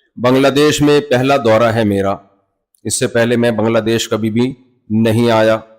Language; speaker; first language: Urdu; native; Urdu